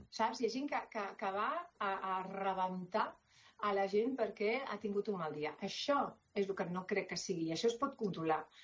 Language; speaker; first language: Catalan; non-native, local second language; Spanish